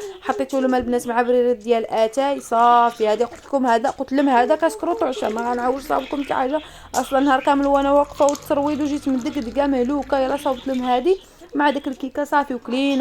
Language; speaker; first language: Arabic; native; Arabic